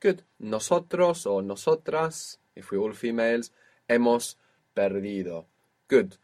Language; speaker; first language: Spanish; non-native, fluent; English